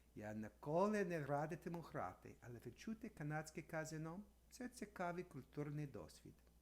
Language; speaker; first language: Ukrainian; non-native, learner; English